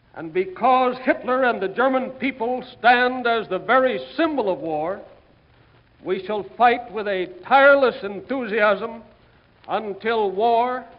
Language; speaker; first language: English; native; English